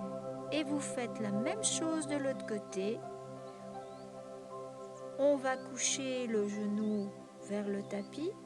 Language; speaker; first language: French; native; French